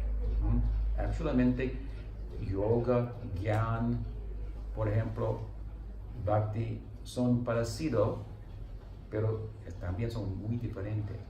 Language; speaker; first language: Spanish; non-native, learner; English